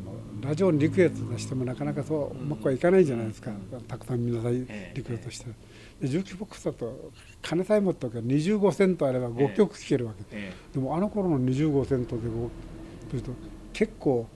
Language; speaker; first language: Japanese; native; Japanese